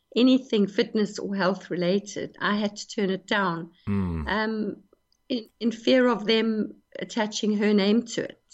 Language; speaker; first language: English; native; English